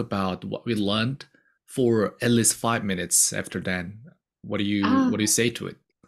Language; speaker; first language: English; non-native, fluent; Korean